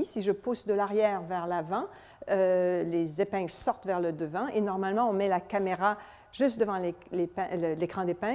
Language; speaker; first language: French; native; French